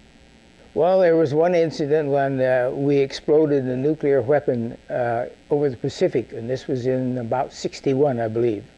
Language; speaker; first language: English; native; English